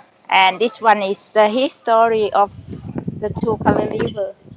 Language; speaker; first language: English; non-native, learner; Thai